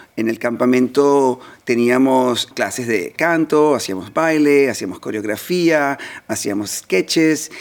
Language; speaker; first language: Spanish; native; Spanish